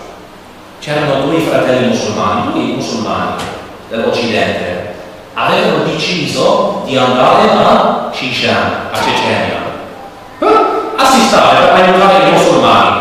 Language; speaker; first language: Italian; non-native, learner; English